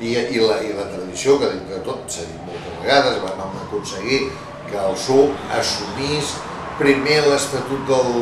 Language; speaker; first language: Catalan; native; Catalan